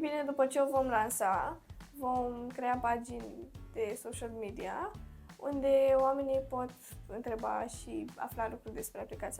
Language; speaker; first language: Romanian; native; Romanian